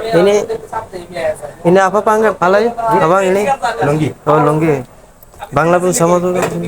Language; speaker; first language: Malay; non-native, learner; Bangla